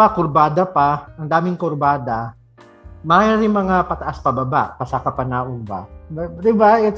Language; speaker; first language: Filipino; non-native, local second language; Cebuano